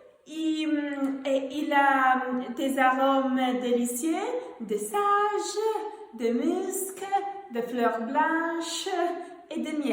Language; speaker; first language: French; non-native, learner; Italian